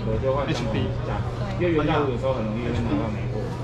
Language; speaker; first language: Chinese; native; Chinese